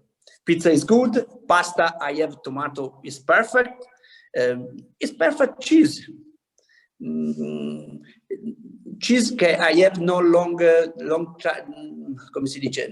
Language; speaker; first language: English; non-native, learner; Italian